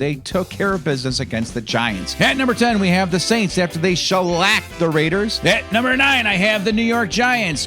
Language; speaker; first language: English; native; English